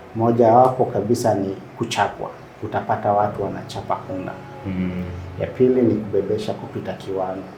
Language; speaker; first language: Swahili; non-native, local second language; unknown